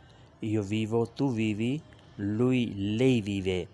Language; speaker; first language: Italian; non-native, fluent; Urdu